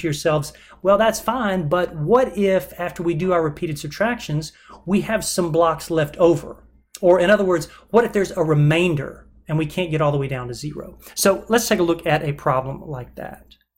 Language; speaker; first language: English; native; English